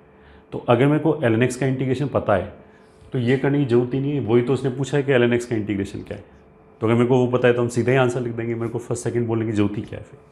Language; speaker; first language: Hindi; native; Hindi